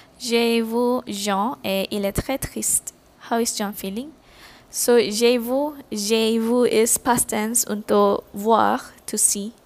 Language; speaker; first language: French; non-native, fluent; Malay